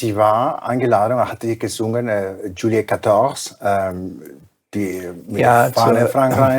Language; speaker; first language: German; non-native, fluent; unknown